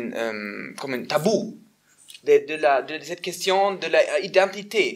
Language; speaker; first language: French; non-native, fluent; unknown